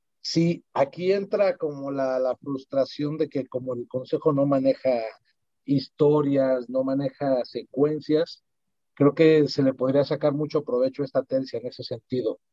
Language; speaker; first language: Spanish; native; Spanish